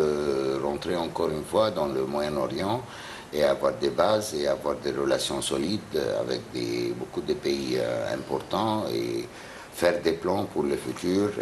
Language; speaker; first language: French; non-native, fluent; Arabic